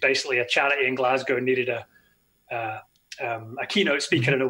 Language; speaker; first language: English; native; English